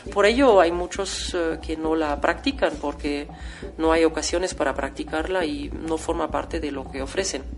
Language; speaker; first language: Spanish; non-native, fluent; German